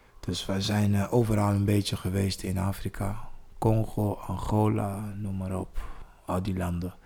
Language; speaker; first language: Dutch; non-native, fluent; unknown